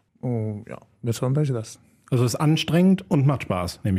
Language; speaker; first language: German; native; German